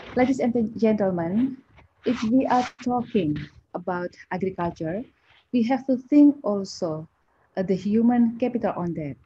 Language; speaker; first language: English; non-native, fluent; Indonesian